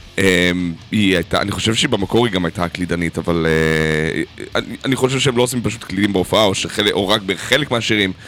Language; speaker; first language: Hebrew; native; Hebrew